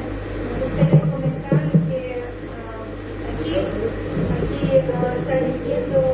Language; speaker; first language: Spanish; non-native, fluent; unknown